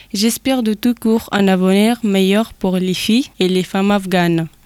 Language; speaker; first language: French; non-native, learner; Persian